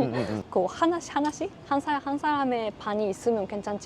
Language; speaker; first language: Korean; non-native, learner; Japanese